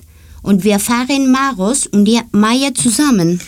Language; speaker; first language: German; non-native, learner; Greek